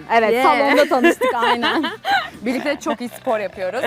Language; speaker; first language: Turkish; native; Turkish